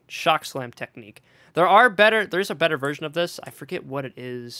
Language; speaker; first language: English; native; English